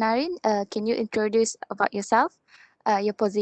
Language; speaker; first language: English; non-native, local second language; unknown